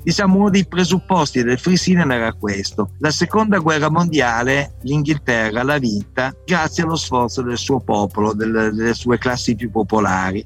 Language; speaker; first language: Italian; native; Italian